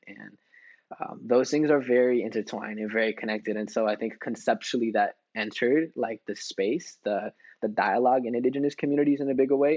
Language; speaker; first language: English; native; English